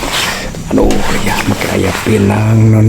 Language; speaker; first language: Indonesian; non-native, local second language; Sundanese